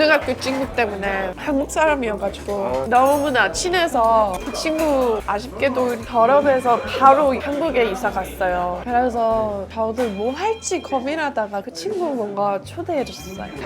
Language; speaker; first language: Korean; non-native, fluent; English